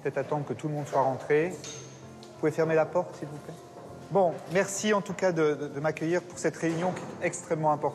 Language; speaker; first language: French; native; French